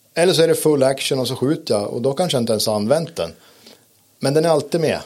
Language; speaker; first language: Swedish; native; Swedish